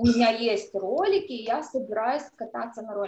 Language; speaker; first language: Russian; native; Russian